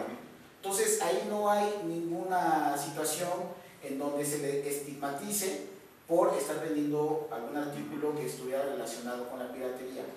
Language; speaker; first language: Spanish; native; Spanish